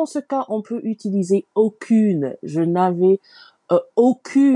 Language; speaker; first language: French; non-native, fluent; English